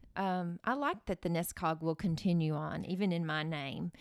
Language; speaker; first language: English; early bilingual, other home language; Norwegian